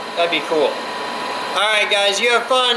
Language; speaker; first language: English; native; English